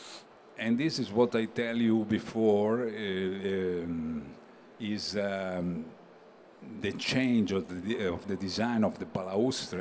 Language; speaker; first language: English; non-native, learner; Italian